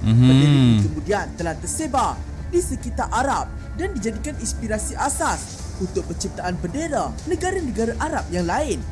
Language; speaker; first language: Malay; native; Malay